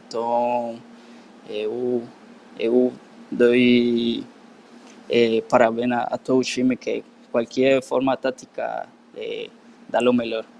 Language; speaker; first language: Portuguese; non-native, learner; Spanish